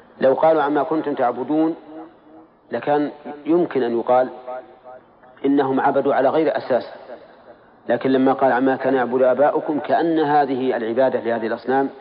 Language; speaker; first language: Arabic; native; Arabic